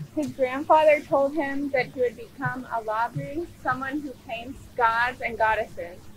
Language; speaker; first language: English; native; English